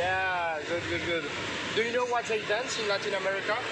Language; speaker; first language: English; non-native, fluent; French